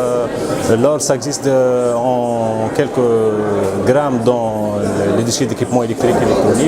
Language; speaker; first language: French; non-native, local second language; Arabic